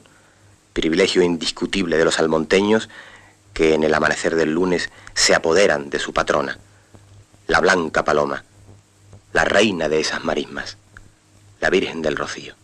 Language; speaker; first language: Spanish; native; Spanish